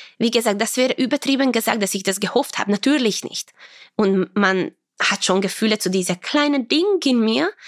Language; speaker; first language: German; non-native, fluent; Croatian